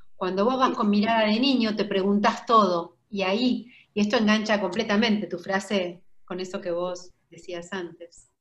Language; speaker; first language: Spanish; native; Spanish